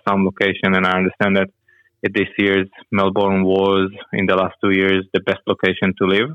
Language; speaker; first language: English; non-native, learner; Hebrew